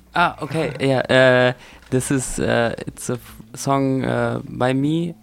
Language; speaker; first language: English; non-native, fluent; German